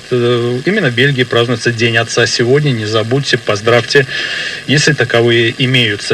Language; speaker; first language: Russian; native; Russian